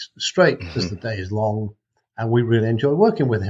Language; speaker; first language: English; native; English